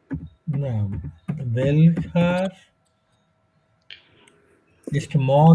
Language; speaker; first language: German; non-native, fluent; Bangla